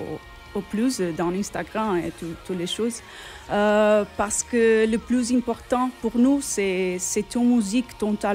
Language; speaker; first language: French; non-native, fluent; Portuguese